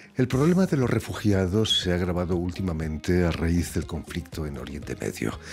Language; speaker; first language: Spanish; native; Spanish